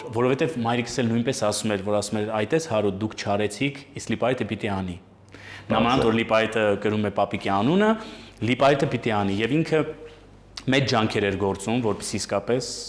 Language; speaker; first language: Armenian; early bilingual, heritage; Armenian